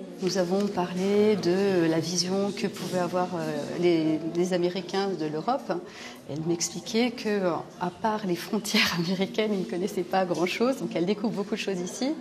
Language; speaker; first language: French; native; French